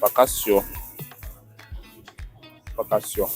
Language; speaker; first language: Russian; non-native, learner; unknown